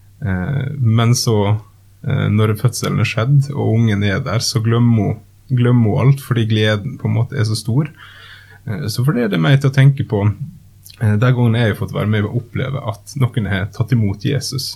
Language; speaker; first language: Norwegian; native; Norwegian